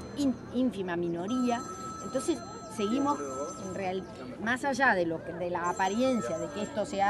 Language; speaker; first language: Spanish; native; Spanish